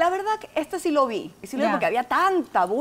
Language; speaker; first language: Spanish; native; Spanish